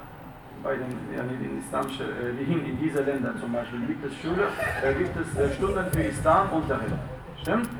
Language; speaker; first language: German; non-native, fluent; Arabic